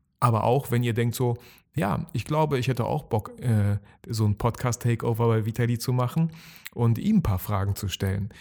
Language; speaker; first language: German; early bilingual, other home language; Russian